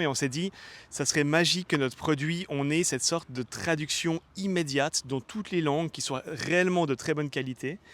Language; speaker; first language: French; native; French